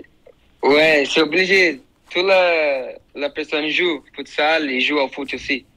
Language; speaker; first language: French; non-native, learner; Portuguese